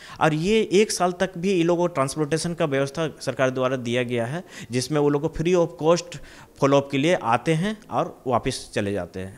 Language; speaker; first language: Hindi; native; Hindi